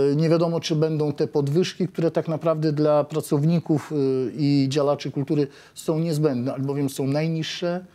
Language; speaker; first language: Polish; native; Polish